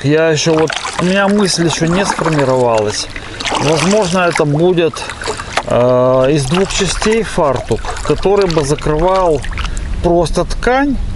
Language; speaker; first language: Russian; native; Russian